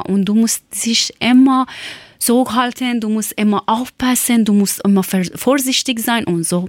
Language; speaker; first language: German; non-native, learner; Persian